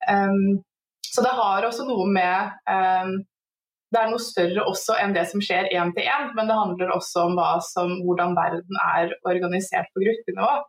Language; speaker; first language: Norwegian; native; Norwegian